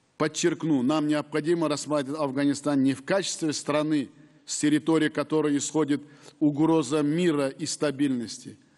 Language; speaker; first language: Russian; non-native, local second language; Uzbek